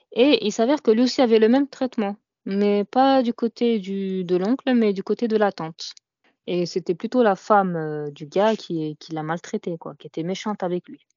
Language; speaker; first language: French; native; French